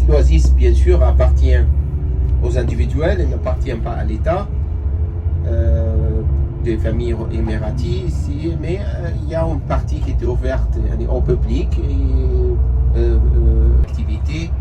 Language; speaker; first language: French; non-native, fluent; Arabic